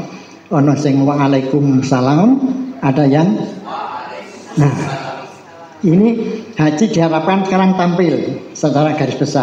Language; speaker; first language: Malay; non-native, local second language; Javanese